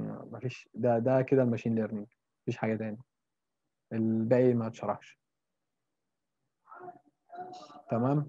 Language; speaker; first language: Arabic; native; Arabic